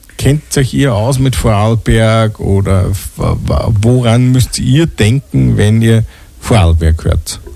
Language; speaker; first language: German; native; German